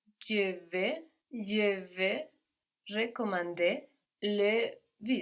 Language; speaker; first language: French; non-native, learner; English